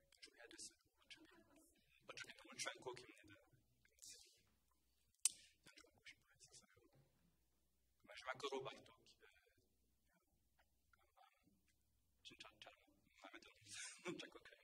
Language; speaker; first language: Korean; non-native, learner; French